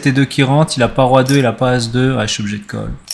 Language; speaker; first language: French; native; French